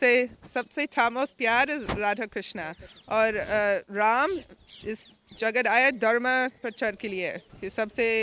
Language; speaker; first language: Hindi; non-native, learner; English